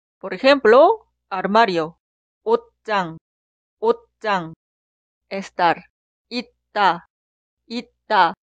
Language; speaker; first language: Spanish; non-native, fluent; Korean